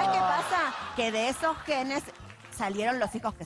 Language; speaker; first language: Spanish; native; Spanish